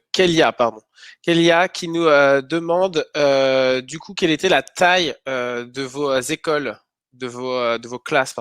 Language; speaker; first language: French; native; French